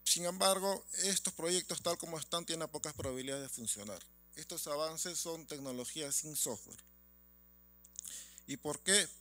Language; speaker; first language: Spanish; native; Spanish